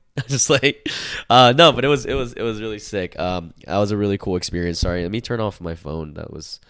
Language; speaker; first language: English; native; English